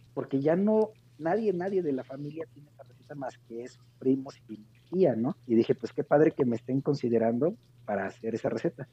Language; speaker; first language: Spanish; native; Spanish